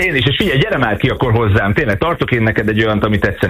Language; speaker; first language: Hungarian; native; Hungarian